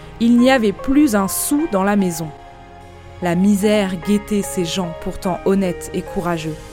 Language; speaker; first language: French; native; French